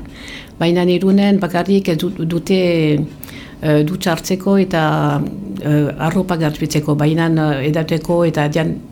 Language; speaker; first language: Basque; non-native, local second language; French